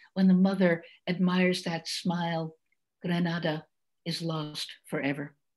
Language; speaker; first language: English; native; English